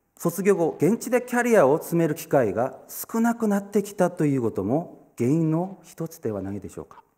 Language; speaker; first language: Japanese; non-native, fluent; Korean